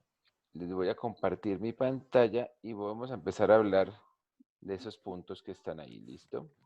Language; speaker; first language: Spanish; native; Spanish